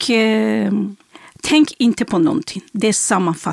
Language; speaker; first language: Swedish; non-native, fluent; Persian